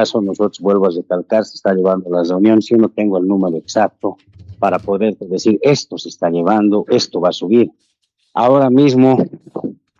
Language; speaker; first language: Spanish; native; Spanish